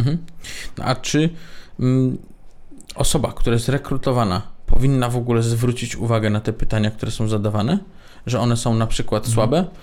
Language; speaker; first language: Polish; native; Polish